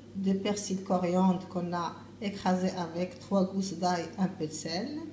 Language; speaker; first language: French; non-native, local second language; Arabic